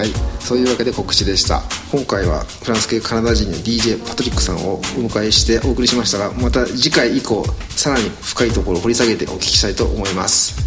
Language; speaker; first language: Japanese; native; Japanese